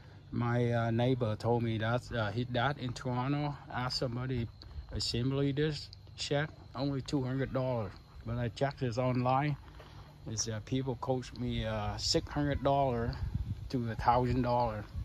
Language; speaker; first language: English; non-native, learner; Vietnamese